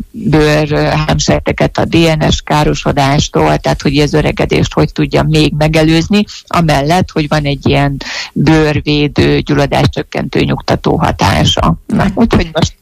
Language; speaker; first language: Hungarian; native; Hungarian